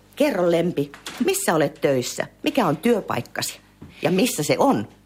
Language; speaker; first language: Finnish; native; Finnish